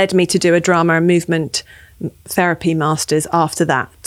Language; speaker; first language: English; native; English